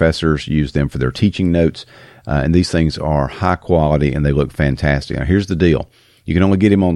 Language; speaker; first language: English; native; English